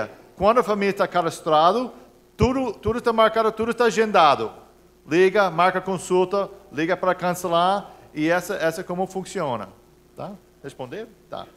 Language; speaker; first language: Portuguese; non-native, fluent; English